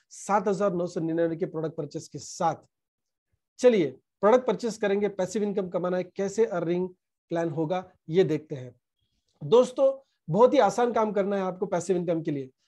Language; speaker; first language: Hindi; non-native, local second language; Marathi